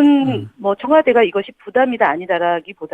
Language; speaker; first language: Korean; native; Korean